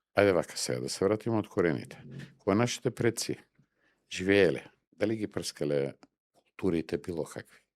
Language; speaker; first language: Macedonian; native; Macedonian